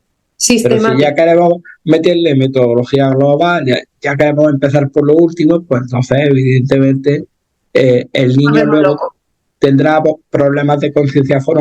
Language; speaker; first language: Spanish; native; Spanish